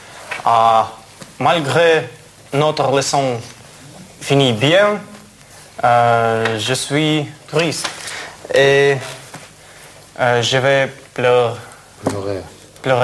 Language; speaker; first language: French; non-native, learner; Russian